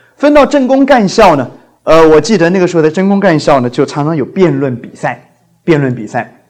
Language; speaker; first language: Chinese; non-native, local second language; Cantonese